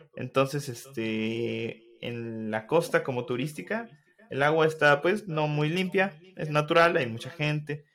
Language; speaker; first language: Spanish; native; Spanish